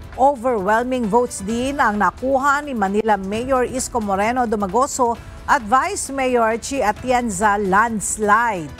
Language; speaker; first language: Filipino; native; Filipino